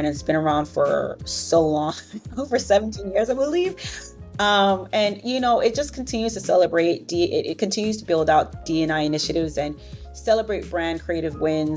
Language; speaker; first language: English; native; English